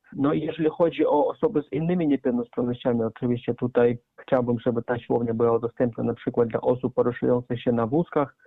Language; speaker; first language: Polish; non-native, fluent; Russian